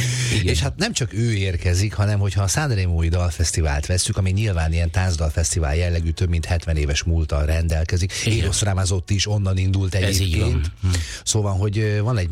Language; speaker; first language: Hungarian; native; Hungarian